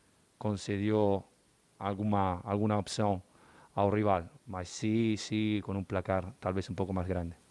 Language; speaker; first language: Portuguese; non-native, fluent; Spanish